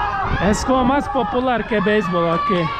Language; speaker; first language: Spanish; non-native, learner; Croatian